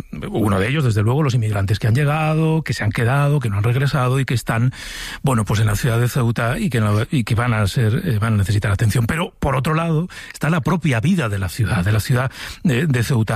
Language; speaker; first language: Spanish; native; Spanish